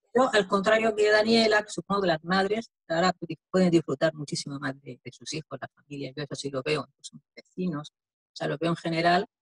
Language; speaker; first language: Spanish; native; Spanish